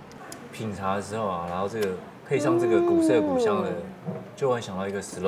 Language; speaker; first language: Chinese; native; Chinese